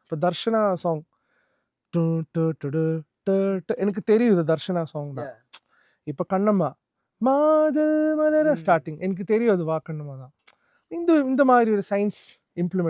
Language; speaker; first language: Tamil; non-native, learner; Malayalam